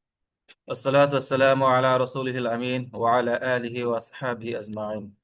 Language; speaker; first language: Arabic; non-native, fluent; Bangla